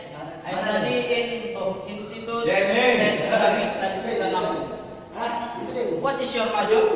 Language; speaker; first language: English; non-native, learner; Indonesian